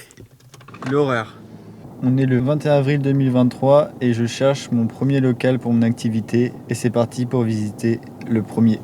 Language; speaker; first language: French; native; French